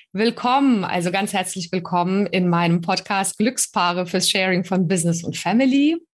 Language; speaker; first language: German; early bilingual, other home language; Czech